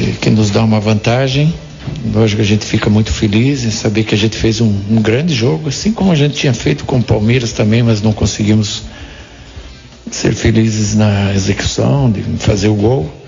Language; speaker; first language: Portuguese; native; Portuguese